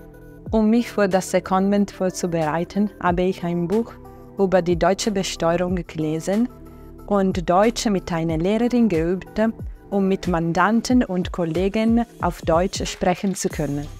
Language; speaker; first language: German; non-native, fluent; Italian